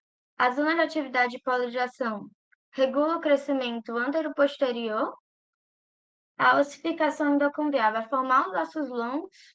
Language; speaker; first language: Portuguese; native; Portuguese